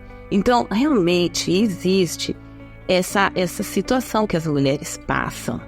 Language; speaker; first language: Portuguese; native; Portuguese